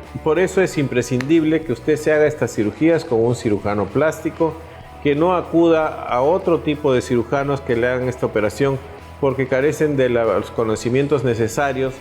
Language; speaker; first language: Spanish; native; Spanish